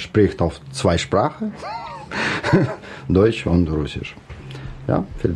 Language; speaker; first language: German; non-native, learner; Russian